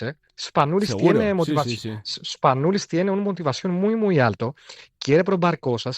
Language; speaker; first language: Spanish; non-native, fluent; Greek